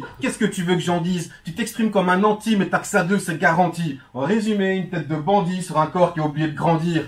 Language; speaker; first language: French; early bilingual, other home language; Turkish